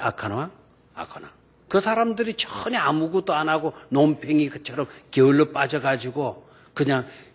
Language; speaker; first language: Korean; native; Korean